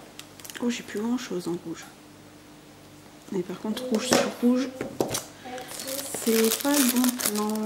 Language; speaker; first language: French; native; French